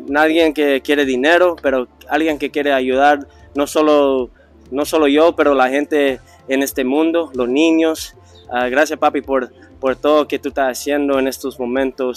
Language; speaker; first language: Spanish; early bilingual, heritage; Spanish